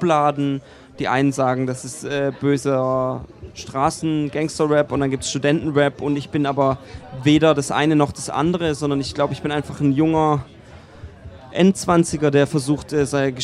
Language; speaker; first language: German; native; German